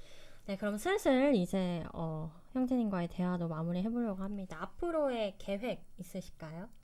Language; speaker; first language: Korean; native; Korean